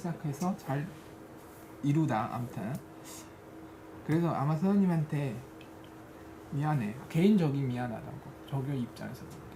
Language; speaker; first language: Korean; non-native, fluent; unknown